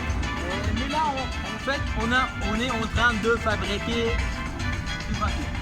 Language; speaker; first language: French; non-native, learner; Arabic